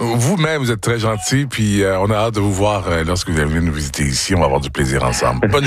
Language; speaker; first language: French; native; French